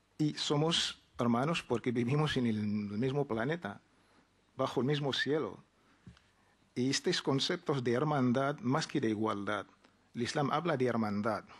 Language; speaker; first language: Spanish; non-native, fluent; Arabic